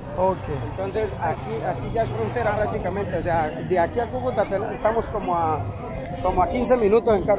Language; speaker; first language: Spanish; native; Spanish